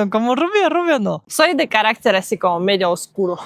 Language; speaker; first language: Spanish; non-native, fluent; Russian